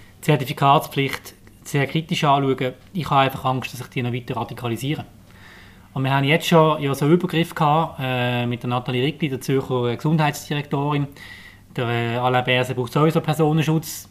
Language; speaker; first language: German; native; German